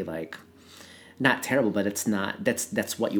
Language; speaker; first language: English; native; English